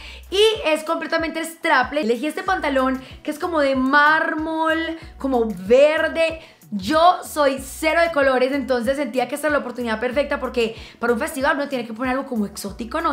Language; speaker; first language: Spanish; native; Spanish